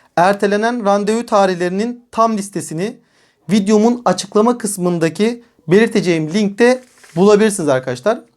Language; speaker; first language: Turkish; native; Turkish